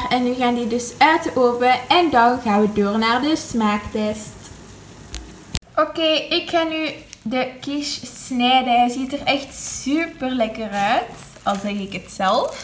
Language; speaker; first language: Dutch; native; Dutch